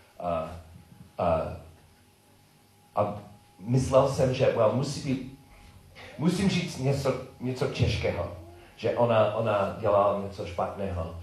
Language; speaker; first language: Czech; non-native, learner; English